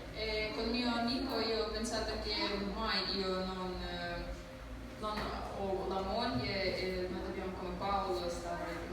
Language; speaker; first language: Italian; non-native, learner; Ukrainian